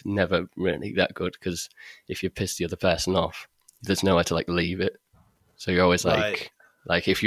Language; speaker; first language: English; native; English